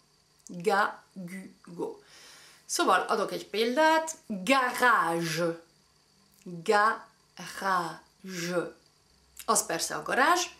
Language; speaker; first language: Hungarian; early bilingual, heritage; French